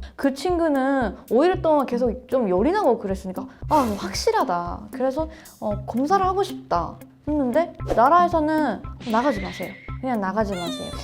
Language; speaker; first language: Korean; non-native, fluent; Japanese